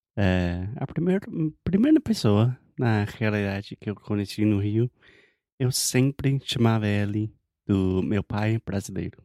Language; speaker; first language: Portuguese; non-native, fluent; English